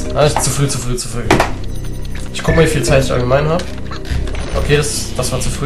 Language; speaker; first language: German; native; German